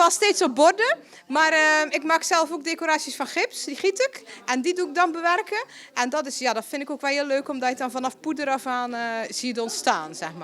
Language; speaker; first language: Dutch; native; Dutch